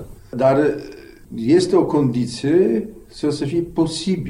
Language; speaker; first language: Romanian; non-native, fluent; Polish